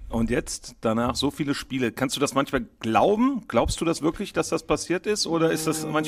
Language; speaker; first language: German; native; German